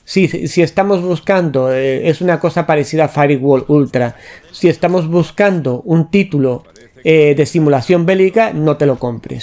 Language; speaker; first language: Spanish; native; Spanish